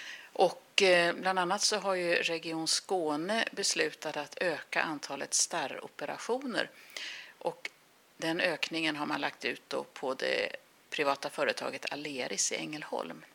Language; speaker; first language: Swedish; native; Swedish